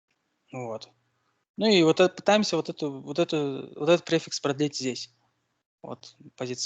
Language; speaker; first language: Russian; native; Russian